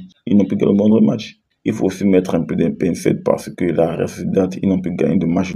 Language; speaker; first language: French; native; French